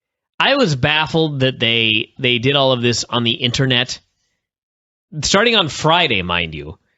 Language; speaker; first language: English; native; English